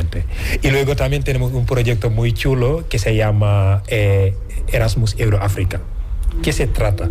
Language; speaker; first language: Spanish; non-native, fluent; Wolof